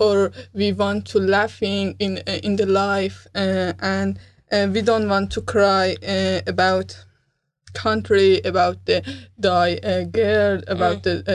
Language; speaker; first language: English; non-native, learner; Persian